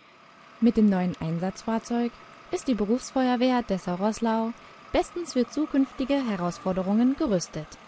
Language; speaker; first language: German; native; German